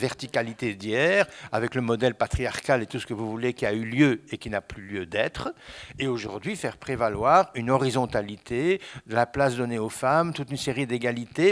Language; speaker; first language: French; native; French